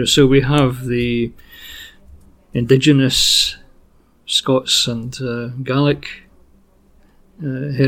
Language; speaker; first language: English; native; English